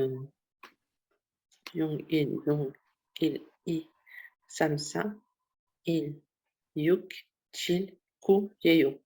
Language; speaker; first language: Korean; non-native, learner; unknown